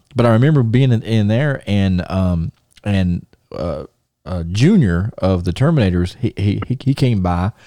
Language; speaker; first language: English; native; English